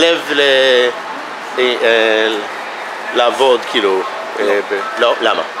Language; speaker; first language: Hebrew; non-native, fluent; English